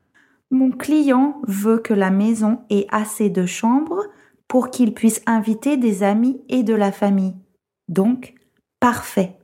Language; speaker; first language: French; non-native, fluent; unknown